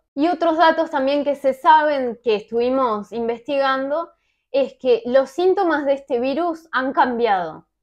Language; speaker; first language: Spanish; native; Spanish